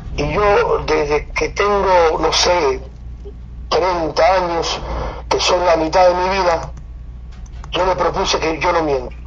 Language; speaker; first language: Spanish; native; Spanish